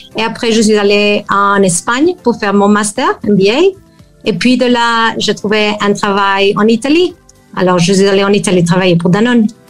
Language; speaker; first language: French; non-native, fluent; Spanish